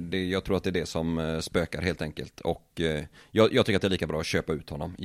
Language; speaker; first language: Swedish; native; Swedish